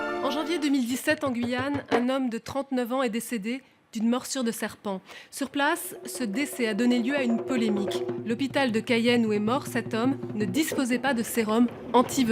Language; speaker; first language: French; native; French